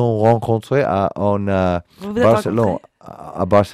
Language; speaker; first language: French; non-native, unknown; English